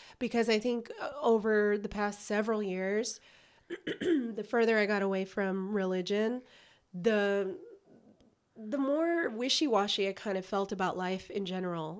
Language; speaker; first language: English; early bilingual, other home language; Spanish